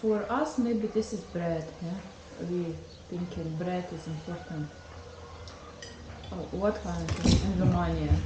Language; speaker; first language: English; non-native, learner; Russian